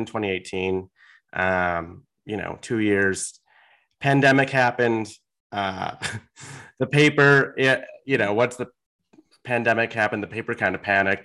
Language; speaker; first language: English; native; English